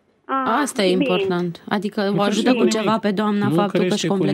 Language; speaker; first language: Romanian; native; Romanian